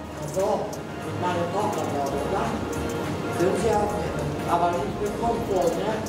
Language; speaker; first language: German; non-native, fluent; Albanian